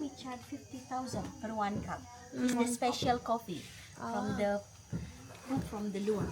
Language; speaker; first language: English; non-native, learner; Indonesian